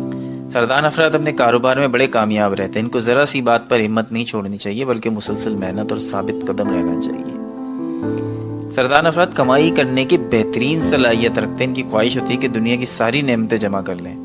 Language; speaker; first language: Urdu; native; Urdu